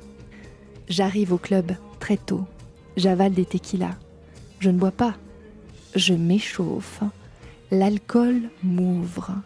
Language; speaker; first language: French; native; French